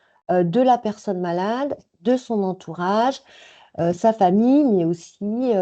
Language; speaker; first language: French; native; French